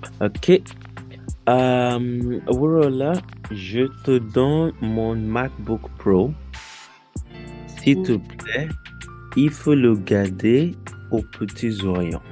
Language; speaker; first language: French; non-native, learner; Yoruba